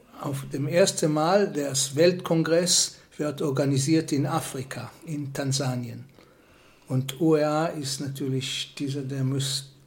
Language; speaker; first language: German; non-native, fluent; Hebrew